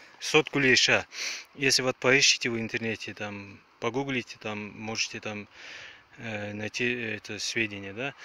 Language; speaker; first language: Russian; non-native, fluent; Azerbaijani